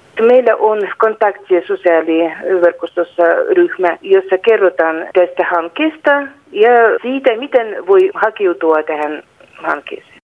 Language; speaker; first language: Finnish; non-native, fluent; Russian